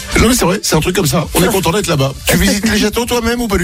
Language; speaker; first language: French; native; French